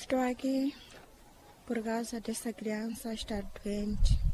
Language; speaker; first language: Portuguese; non-native, local second language; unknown